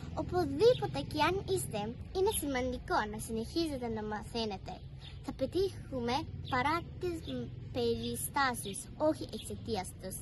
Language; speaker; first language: Greek; early bilingual, other home language; Persian